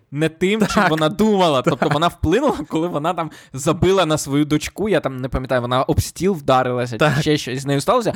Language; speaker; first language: Ukrainian; native; Ukrainian